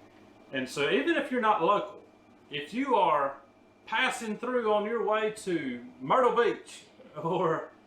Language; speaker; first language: English; native; English